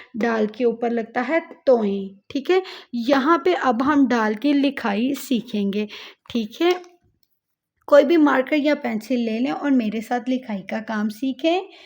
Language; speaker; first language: Hindi; native; Hindi